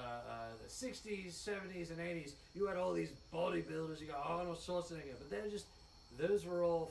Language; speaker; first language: English; native; English